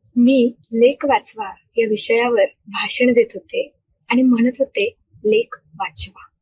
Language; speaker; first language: Marathi; non-native, local second language; Hindi